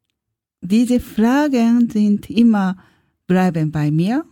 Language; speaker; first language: German; non-native, learner; Japanese